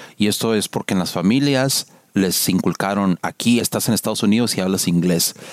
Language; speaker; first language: Spanish; native; Spanish